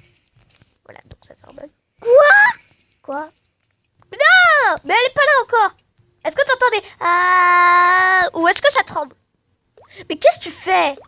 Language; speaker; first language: French; native; French